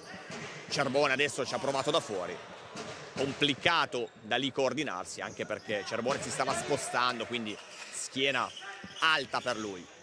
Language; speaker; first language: Italian; native; Italian